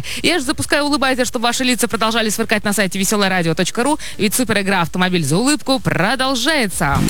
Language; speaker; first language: Russian; native; Russian